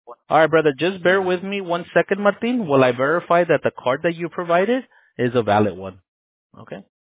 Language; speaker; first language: English; early bilingual, other home language; Spanish